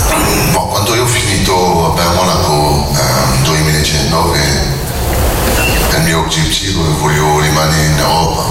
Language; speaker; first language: Italian; non-native, learner; French